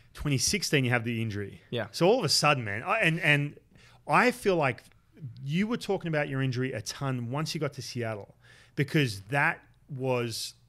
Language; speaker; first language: English; native; English